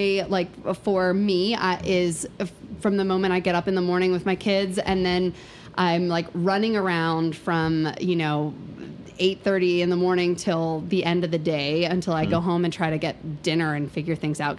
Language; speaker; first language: English; native; English